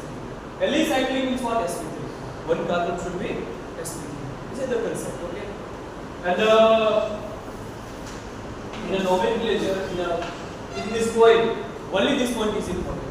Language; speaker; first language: English; non-native, local second language; Hindi